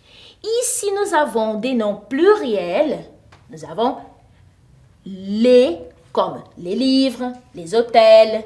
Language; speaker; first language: French; non-native, fluent; Portuguese